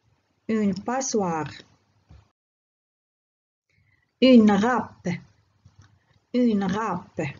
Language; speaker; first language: French; non-native, local second language; Arabic